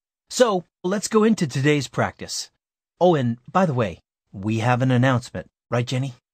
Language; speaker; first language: English; native; English